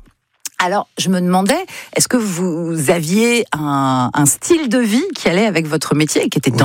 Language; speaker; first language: French; native; French